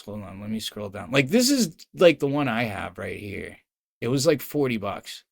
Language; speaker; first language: English; native; English